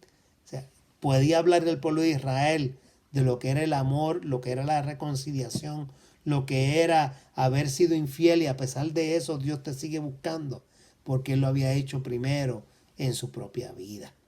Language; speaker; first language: Spanish; native; Spanish